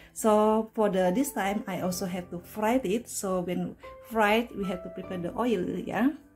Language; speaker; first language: English; non-native, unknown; Indonesian